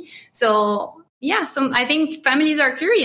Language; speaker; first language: English; non-native, fluent; French